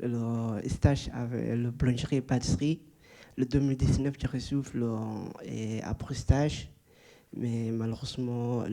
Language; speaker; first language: French; non-native, learner; Somali